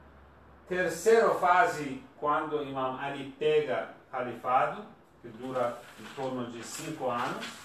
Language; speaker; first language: Portuguese; non-native, learner; Persian